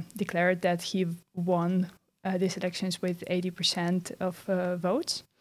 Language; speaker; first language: English; non-native, fluent; Russian